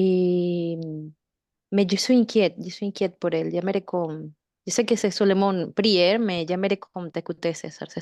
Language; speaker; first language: French; non-native, learner; Spanish